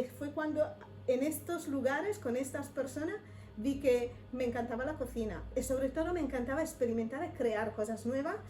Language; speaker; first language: Spanish; non-native, fluent; Italian